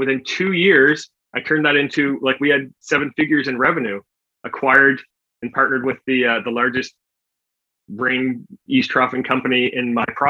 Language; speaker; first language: English; native; English